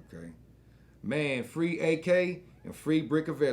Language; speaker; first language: English; native; English